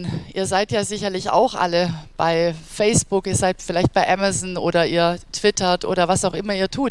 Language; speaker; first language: German; native; German